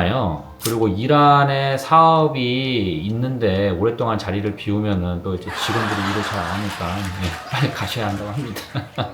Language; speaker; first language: Korean; native; Korean